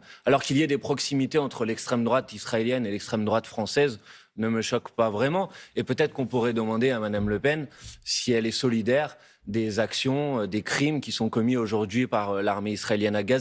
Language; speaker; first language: French; native; French